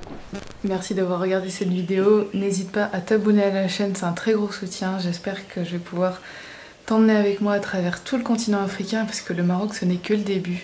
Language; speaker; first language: French; native; French